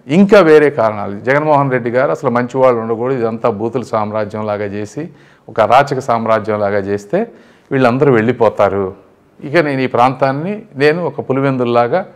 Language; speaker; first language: Telugu; native; Telugu